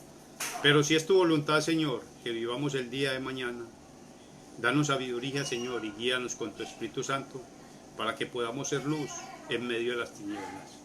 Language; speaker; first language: Spanish; native; Spanish